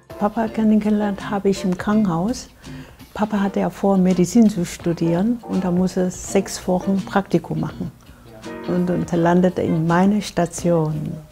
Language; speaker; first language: German; non-native, fluent; Korean